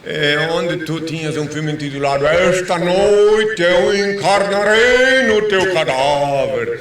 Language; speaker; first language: Portuguese; native; Portuguese